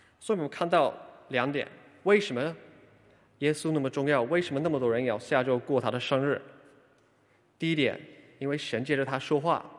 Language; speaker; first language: Chinese; non-native, fluent; English